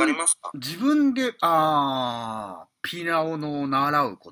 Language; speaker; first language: Japanese; native; Japanese